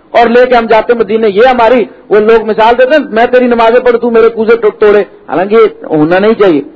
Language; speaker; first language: Urdu; non-native, local second language; Punjabi